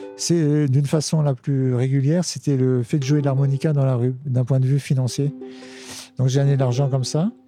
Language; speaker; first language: French; native; French